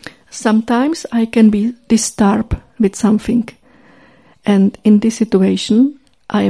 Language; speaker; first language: English; non-native, fluent; Czech